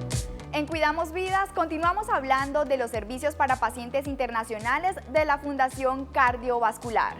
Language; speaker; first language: Spanish; native; Spanish